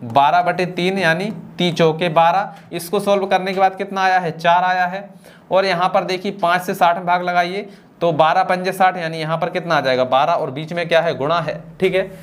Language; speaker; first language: Hindi; native; Hindi